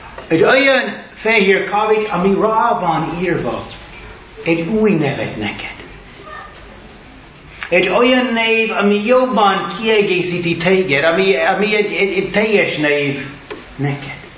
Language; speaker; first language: Hungarian; non-native, learner; English